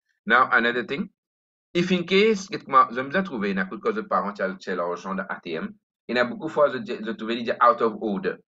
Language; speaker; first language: French; non-native, local second language; Morisyen